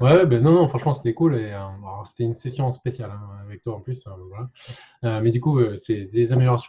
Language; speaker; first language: French; native; French